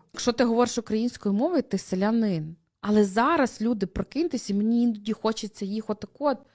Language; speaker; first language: Ukrainian; native; Ukrainian